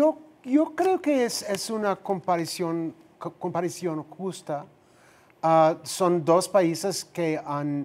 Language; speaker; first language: Spanish; non-native, fluent; English